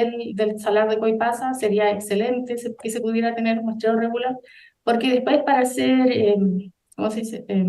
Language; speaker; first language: Spanish; native; Spanish